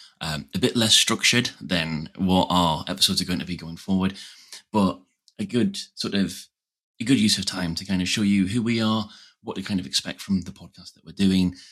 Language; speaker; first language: English; native; English